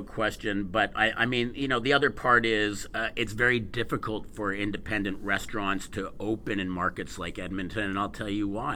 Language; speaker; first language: English; native; English